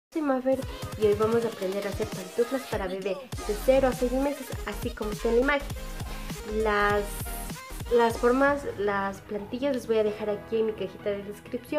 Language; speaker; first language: Spanish; native; Spanish